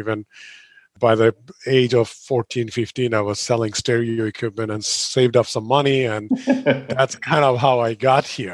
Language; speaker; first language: English; non-native, local second language; Bangla